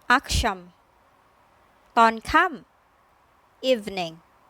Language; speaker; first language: Thai; native; Thai